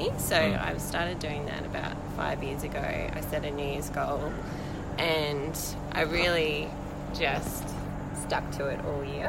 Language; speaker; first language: English; native; English